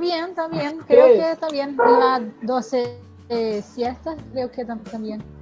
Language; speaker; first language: Spanish; non-native, learner; Portuguese